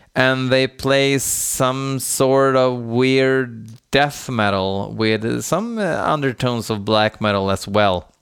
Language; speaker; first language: English; non-native, fluent; Swedish